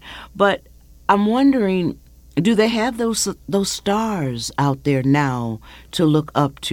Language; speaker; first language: English; native; English